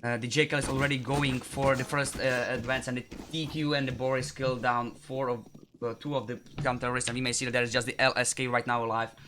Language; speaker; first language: English; non-native, fluent; Czech